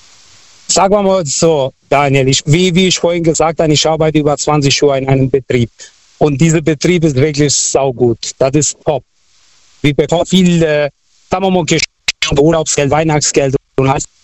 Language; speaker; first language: German; non-native, local second language; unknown